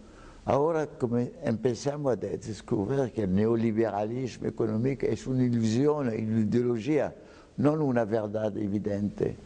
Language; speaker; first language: Spanish; non-native, fluent; French